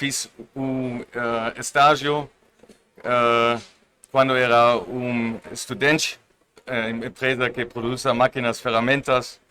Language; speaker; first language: Portuguese; non-native, learner; German